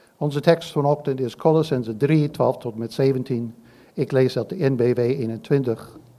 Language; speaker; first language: Dutch; non-native, fluent; English